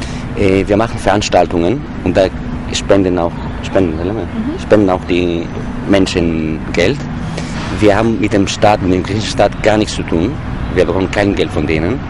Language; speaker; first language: German; non-native, fluent; Greek